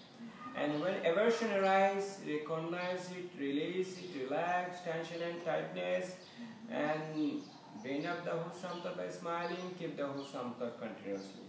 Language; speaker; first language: English; non-native, fluent; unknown